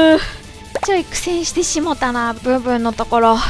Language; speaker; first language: Japanese; native; Japanese